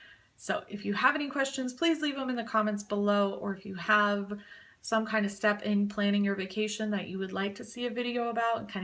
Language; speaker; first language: English; native; English